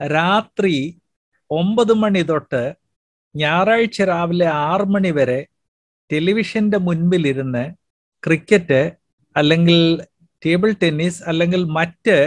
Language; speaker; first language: Malayalam; native; Malayalam